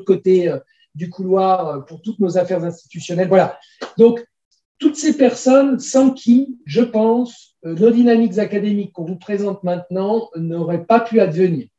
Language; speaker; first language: French; native; French